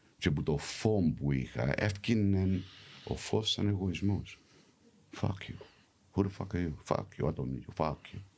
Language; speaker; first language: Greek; early bilingual, heritage; Greek